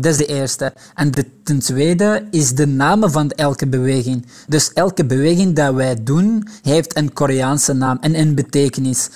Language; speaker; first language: Dutch; non-native, local second language; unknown